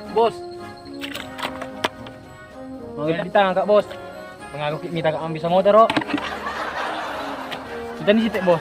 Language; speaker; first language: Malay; non-native, local second language; Buginese